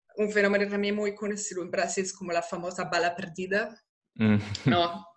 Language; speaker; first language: Spanish; non-native, fluent; German